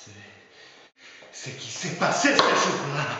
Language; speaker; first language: French; non-native, learner; English